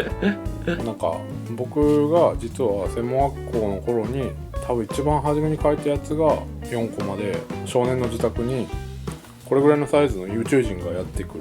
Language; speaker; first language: Japanese; native; Japanese